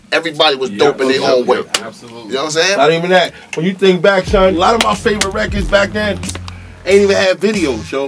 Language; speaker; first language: English; native; English